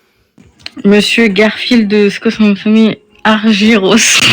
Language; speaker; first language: French; native; French